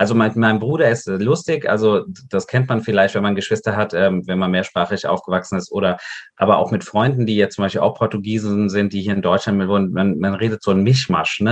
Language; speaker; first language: German; early bilingual, other home language; Portuguese